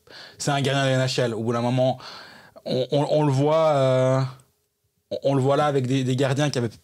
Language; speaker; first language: French; native; French